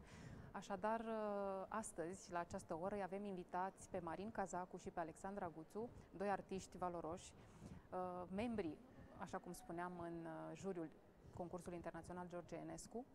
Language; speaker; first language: Romanian; native; Romanian